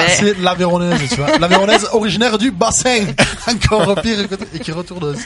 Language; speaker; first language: French; native; French